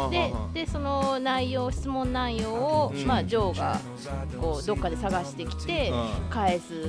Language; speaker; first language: Japanese; native; Japanese